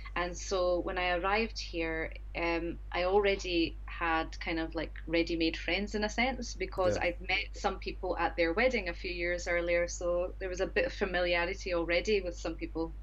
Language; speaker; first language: English; native; English